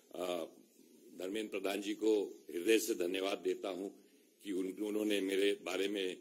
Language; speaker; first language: Hindi; native; Hindi